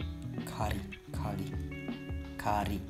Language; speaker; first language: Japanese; non-native, learner; Georgian